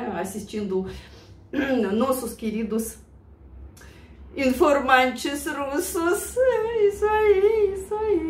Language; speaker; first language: Portuguese; non-native, learner; Russian